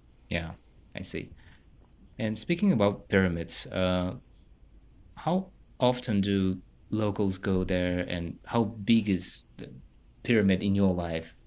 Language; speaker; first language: English; non-native, fluent; Tajik